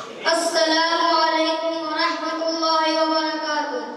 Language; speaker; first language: Arabic; non-native, learner; Urdu